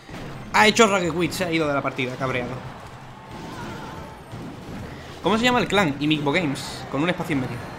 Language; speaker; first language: Spanish; native; Spanish